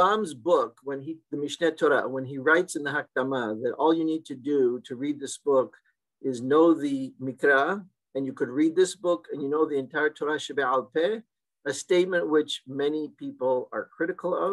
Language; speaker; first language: English; native; English